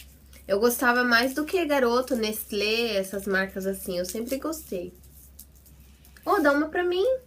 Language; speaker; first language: Portuguese; native; Portuguese